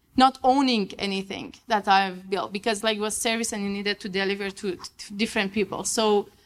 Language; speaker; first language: English; non-native, fluent; Persian